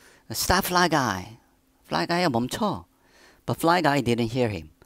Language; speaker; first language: English; non-native, fluent; Korean